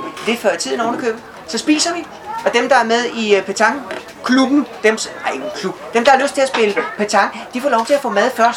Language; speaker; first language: Danish; native; Danish